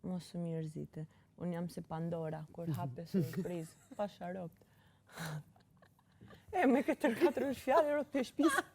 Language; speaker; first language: Albanian; early bilingual, heritage; Albanian